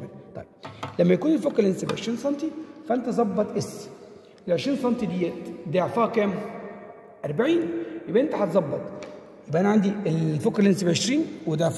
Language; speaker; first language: Arabic; native; Arabic